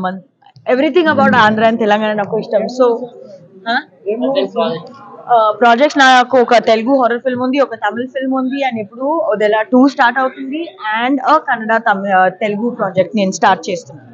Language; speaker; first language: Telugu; non-native, learner; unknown